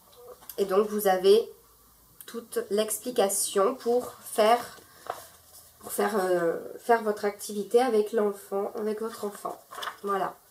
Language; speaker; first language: French; native; French